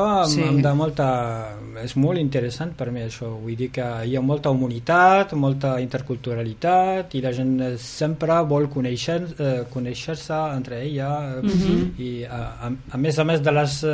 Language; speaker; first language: Catalan; non-native, fluent; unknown